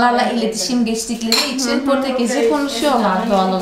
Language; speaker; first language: Turkish; non-native, fluent; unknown